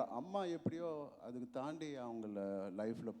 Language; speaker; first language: Tamil; non-native, local second language; Telugu